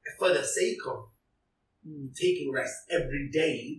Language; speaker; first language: English; early bilingual, other home language; Cantonese